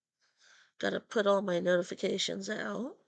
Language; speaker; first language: English; native; English